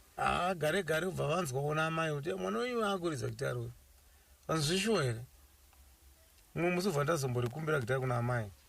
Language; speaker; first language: Shona; non-native, local second language; Nyanja